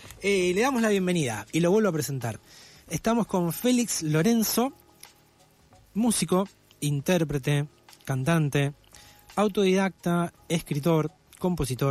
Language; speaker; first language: Spanish; native; Spanish